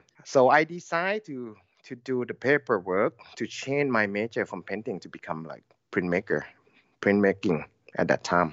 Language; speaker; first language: English; non-native, learner; Thai